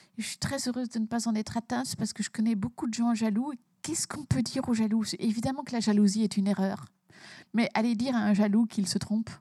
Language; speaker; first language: French; early bilingual, heritage; French